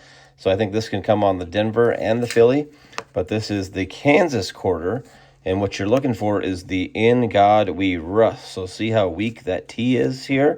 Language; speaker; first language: English; native; English